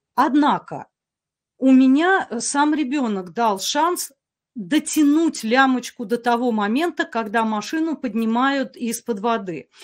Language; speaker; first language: Russian; native; Russian